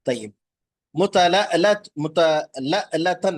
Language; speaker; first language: Arabic; non-native, fluent; Tamil